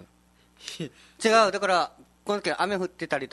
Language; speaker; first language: Japanese; native; Japanese